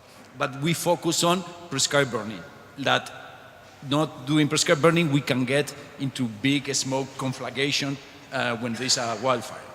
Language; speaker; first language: English; non-native, fluent; Spanish